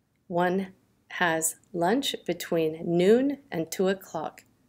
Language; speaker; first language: English; native; English